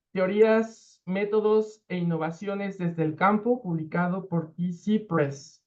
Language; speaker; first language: Spanish; native; Spanish